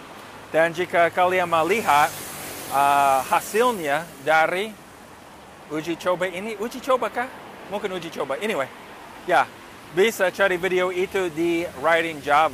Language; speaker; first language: Indonesian; non-native, fluent; English